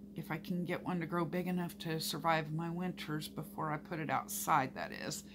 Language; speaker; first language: English; native; English